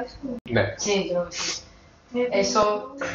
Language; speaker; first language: Korean; non-native, learner; Spanish